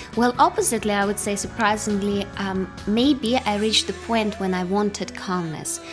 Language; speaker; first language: English; non-native, fluent; Russian